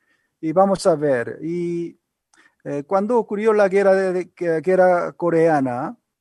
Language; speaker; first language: Spanish; non-native, learner; Korean